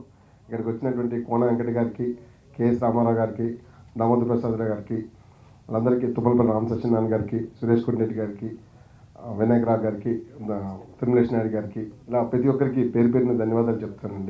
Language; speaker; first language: Telugu; native; Telugu